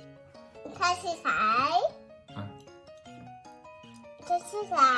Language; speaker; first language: Chinese; early bilingual, heritage; Chinese